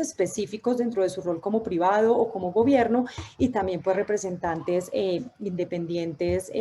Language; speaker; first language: Spanish; native; Spanish